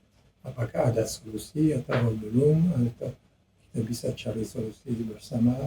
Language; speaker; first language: Indonesian; non-native, learner; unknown